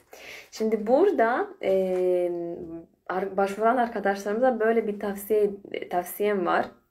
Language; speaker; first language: Turkish; non-native, fluent; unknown